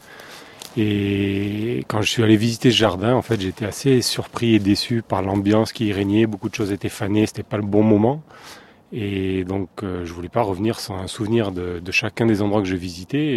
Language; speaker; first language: French; native; French